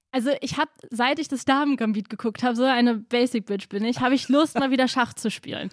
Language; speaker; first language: German; native; German